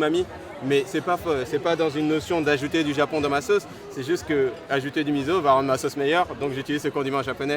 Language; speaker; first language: French; native; French